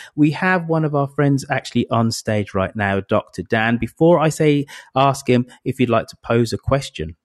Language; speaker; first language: English; native; English